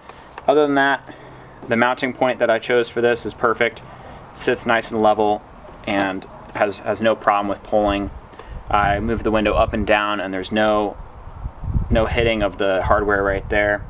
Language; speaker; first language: English; native; English